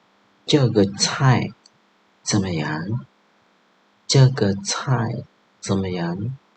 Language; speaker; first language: Chinese; non-native, fluent; Khmer